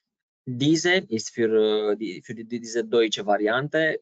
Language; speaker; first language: German; non-native, fluent; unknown